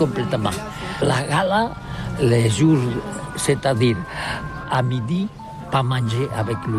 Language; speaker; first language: French; non-native, learner; Catalan